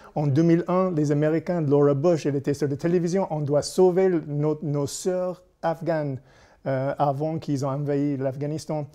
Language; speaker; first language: French; non-native, fluent; English